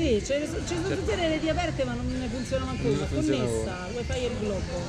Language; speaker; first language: Italian; native; Italian